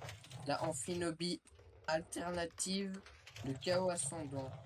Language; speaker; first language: French; native; French